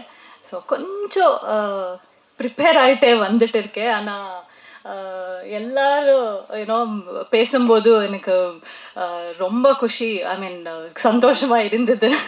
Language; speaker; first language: Tamil; non-native, local second language; Kannada